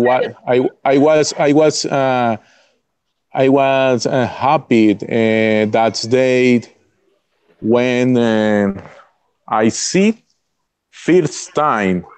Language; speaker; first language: English; non-native, learner; Spanish